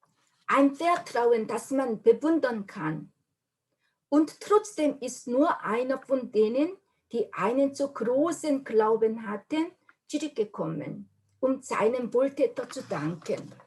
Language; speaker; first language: German; non-native, learner; Korean